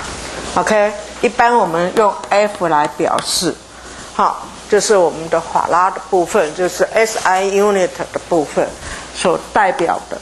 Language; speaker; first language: Chinese; native; Chinese